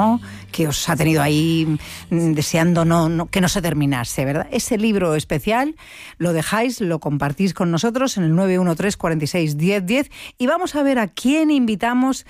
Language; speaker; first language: Spanish; native; Spanish